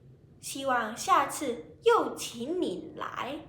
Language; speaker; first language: Chinese; non-native, fluent; Sinhala